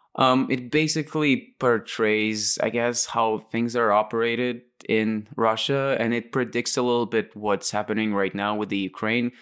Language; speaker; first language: English; non-native, fluent; Latvian